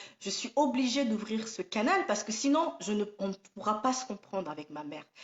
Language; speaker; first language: French; non-native, local second language; Somali